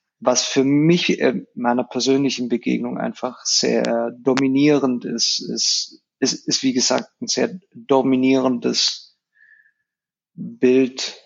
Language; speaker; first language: German; early bilingual, other home language; Spanish